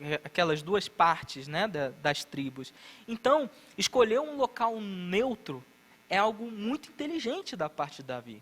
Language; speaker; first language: Portuguese; native; Portuguese